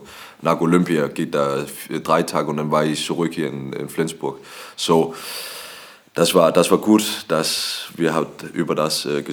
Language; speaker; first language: German; non-native, learner; Danish